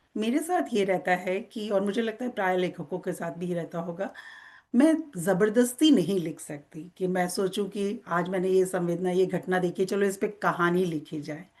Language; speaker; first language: Hindi; native; Hindi